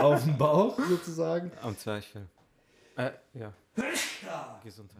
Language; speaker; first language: German; native; German